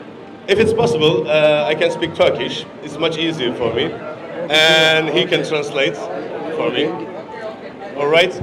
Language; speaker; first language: English; non-native, learner; Turkish